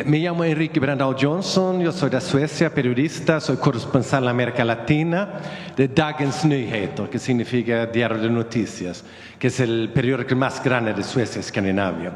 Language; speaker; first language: Spanish; non-native, fluent; Swedish